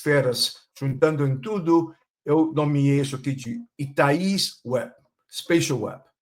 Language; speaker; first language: Portuguese; non-native, fluent; Chinese